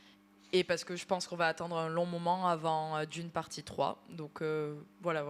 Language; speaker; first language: French; native; French